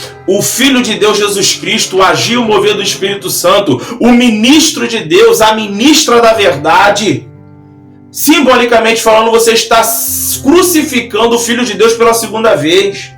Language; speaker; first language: Portuguese; native; Portuguese